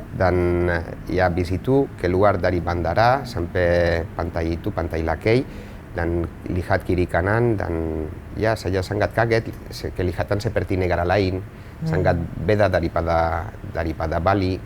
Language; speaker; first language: Indonesian; non-native, fluent; Spanish